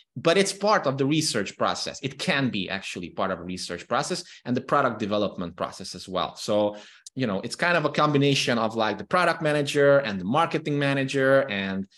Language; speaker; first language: English; non-native, fluent; Hungarian